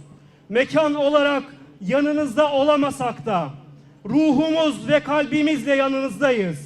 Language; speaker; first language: Turkish; native; Turkish